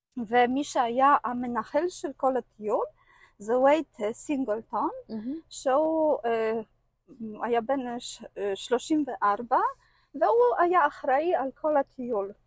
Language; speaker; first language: Hebrew; non-native, fluent; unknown